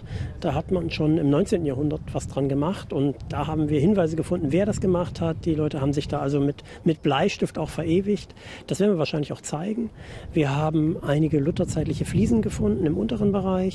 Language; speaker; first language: German; native; German